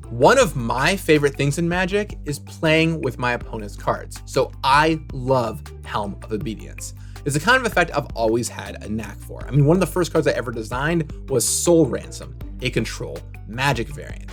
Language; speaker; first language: English; native; English